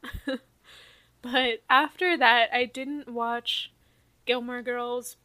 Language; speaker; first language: English; native; English